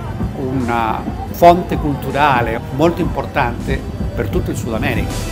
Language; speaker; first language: Italian; non-native, fluent; Spanish